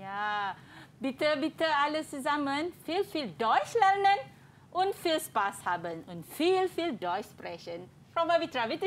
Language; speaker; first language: German; non-native, learner; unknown